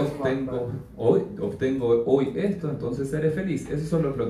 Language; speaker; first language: Spanish; native; Spanish